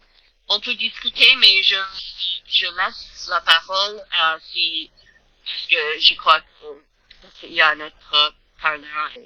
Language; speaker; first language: French; non-native, learner; English